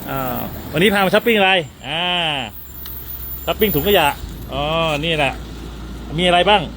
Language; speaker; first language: Thai; native; Thai